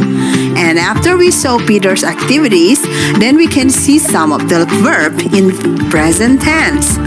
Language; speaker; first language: English; non-native, learner; Indonesian